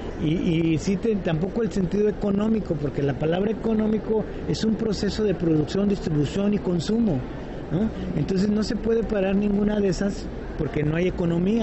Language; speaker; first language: Spanish; native; Spanish